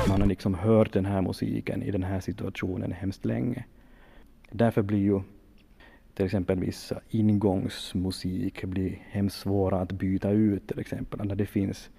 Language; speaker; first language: Swedish; native; Swedish